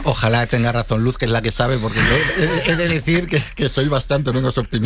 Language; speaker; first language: Spanish; native; Spanish